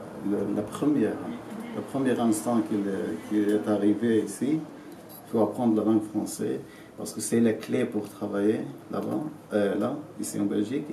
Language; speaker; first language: French; non-native, learner; Arabic